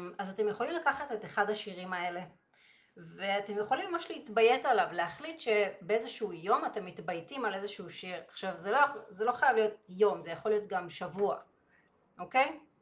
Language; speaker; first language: Hebrew; native; Hebrew